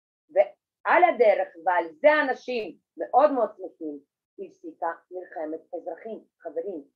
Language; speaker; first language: Hebrew; non-native, fluent; Russian